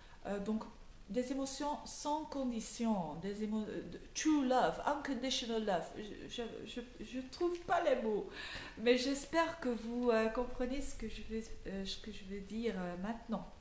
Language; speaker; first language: French; non-native, local second language; Dutch